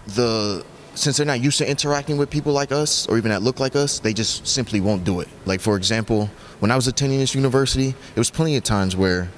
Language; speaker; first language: English; native; English